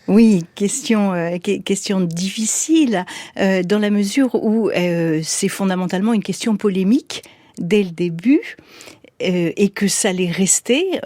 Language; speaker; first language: French; native; French